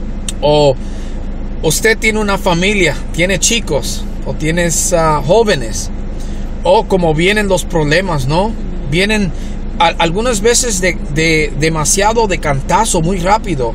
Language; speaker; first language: Spanish; early bilingual, heritage; Spanish